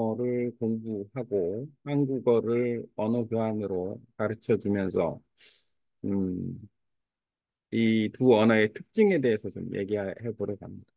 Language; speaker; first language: Korean; native; Korean